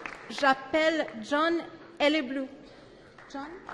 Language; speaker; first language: French; native; French